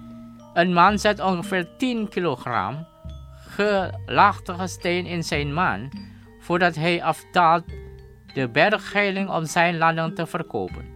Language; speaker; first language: Dutch; non-native, fluent; Indonesian